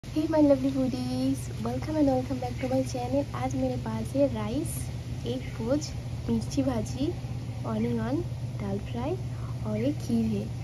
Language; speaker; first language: Hindi; non-native, local second language; Bangla